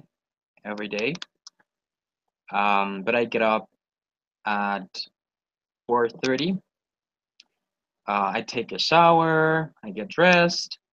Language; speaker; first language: English; non-native, learner; Spanish